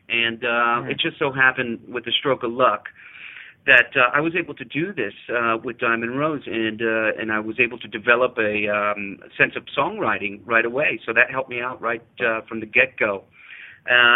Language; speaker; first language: English; native; English